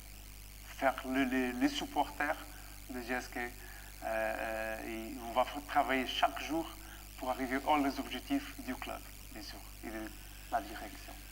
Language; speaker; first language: French; non-native, fluent; Portuguese